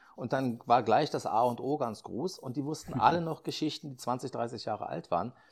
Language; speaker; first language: German; native; German